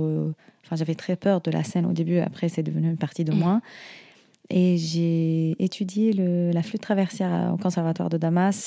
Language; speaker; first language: French; non-native, fluent; Arabic